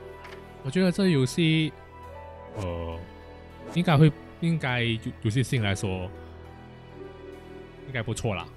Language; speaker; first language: Chinese; native; Chinese